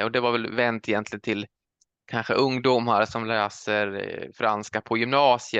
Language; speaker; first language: Swedish; native; Swedish